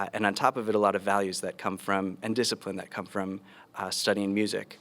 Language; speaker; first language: English; early bilingual, other home language; Spanish